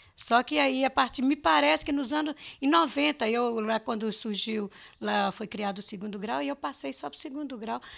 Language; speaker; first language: Portuguese; native; Portuguese